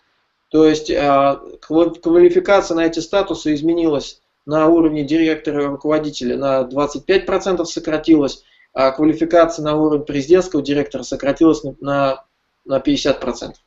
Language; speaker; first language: Russian; native; Russian